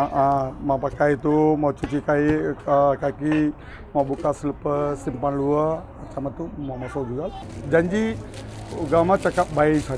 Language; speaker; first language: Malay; non-native, local second language; Tamil